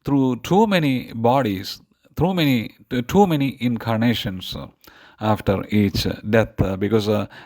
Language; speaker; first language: English; non-native, local second language; Malayalam